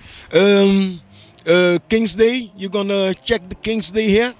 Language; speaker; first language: English; non-native, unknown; Dutch